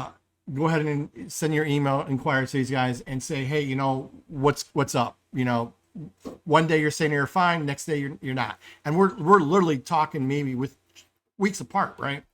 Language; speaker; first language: English; native; English